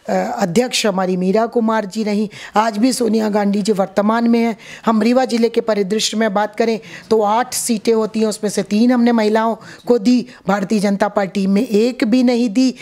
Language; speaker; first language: Hindi; native; Hindi